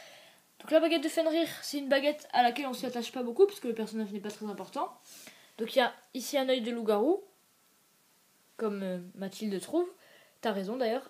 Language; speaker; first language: French; native; French